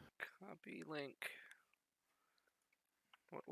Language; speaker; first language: English; native; English